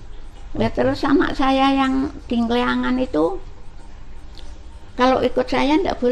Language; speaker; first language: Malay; non-native, local second language; Javanese